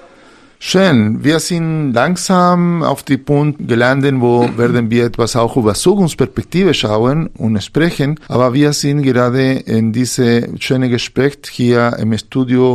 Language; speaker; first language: German; non-native, fluent; Spanish